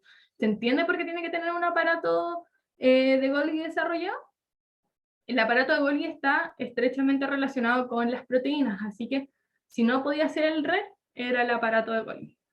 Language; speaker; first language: Spanish; native; Spanish